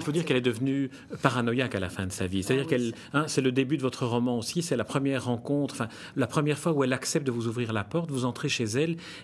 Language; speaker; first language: French; native; French